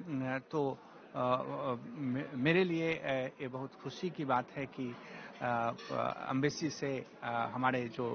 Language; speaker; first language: Hindi; native; Hindi